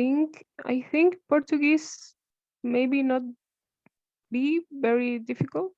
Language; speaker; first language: English; non-native, learner; Spanish